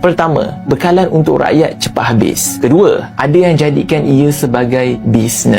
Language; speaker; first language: Malay; native; Malay